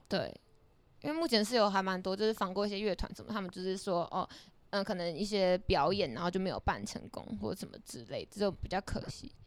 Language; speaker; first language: Chinese; native; Chinese